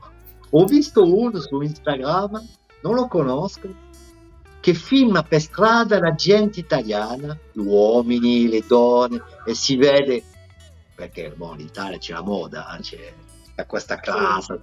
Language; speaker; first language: Italian; non-native, fluent; French